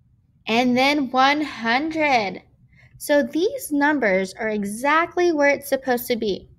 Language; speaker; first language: English; native; English